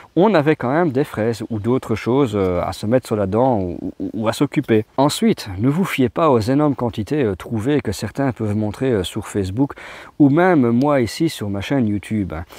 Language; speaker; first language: French; native; French